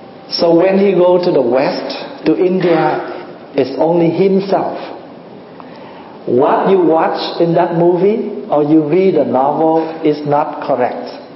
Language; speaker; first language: English; non-native, fluent; Vietnamese